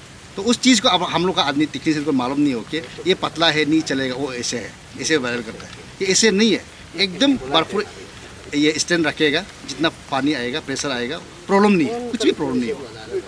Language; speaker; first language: Hindi; non-native, local second language; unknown